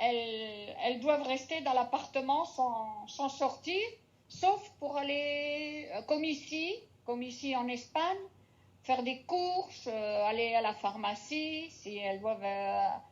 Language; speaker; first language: French; non-native, fluent; Spanish